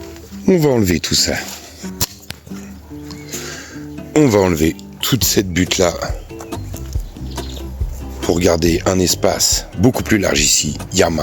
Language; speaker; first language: French; native; French